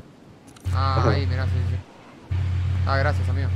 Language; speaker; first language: Spanish; native; Spanish